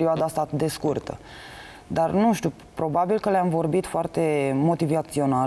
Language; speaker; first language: Romanian; native; Romanian